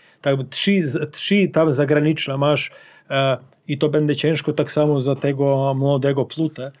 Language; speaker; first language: Polish; non-native, learner; Serbian